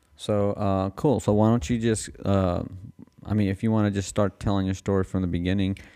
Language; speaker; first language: English; early bilingual, other home language; Spanish